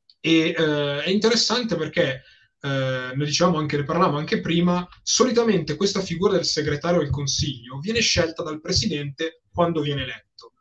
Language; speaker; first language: Italian; native; Italian